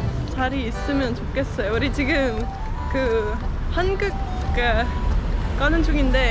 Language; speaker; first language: Korean; non-native, learner; Estonian